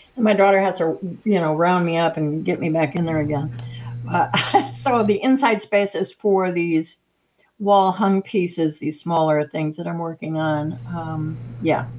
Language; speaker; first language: English; native; English